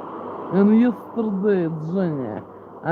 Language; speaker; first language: English; non-native, learner; Russian